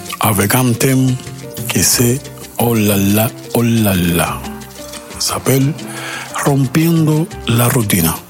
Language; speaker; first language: French; non-native, learner; Spanish